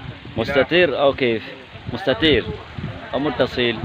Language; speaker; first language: Arabic; non-native, fluent; Indonesian